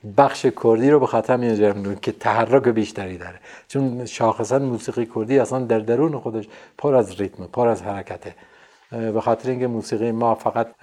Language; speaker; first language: Persian; non-native, local second language; Central Kurdish